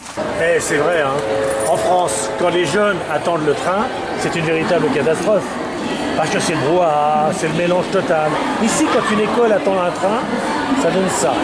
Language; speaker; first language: French; native; French